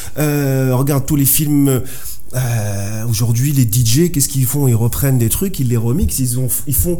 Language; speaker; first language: French; non-native, local second language; Arabic